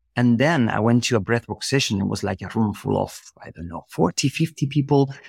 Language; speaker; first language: English; non-native, fluent; Spanish